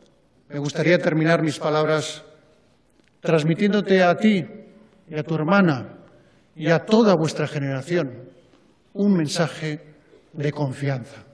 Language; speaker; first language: Spanish; native; Spanish